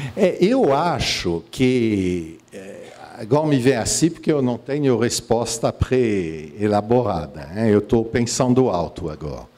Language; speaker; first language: Portuguese; non-native, fluent; French